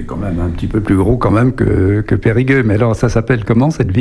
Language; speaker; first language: French; native; French